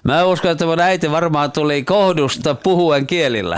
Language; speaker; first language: Finnish; native; Finnish